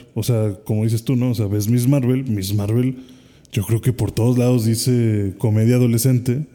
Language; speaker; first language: Spanish; native; Spanish